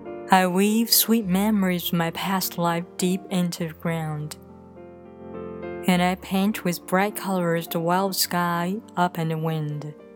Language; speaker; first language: English; non-native, fluent; Chinese